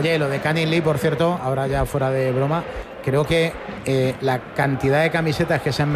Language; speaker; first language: Spanish; native; Spanish